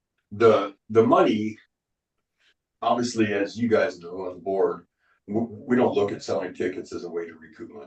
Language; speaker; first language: English; native; English